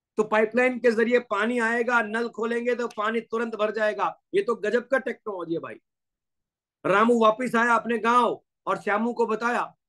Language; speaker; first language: Hindi; non-native, local second language; Gujarati